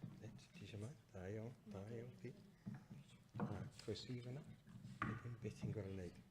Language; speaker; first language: Welsh; native; Welsh